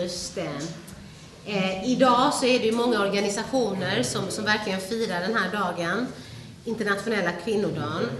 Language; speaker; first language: Swedish; early bilingual, other home language; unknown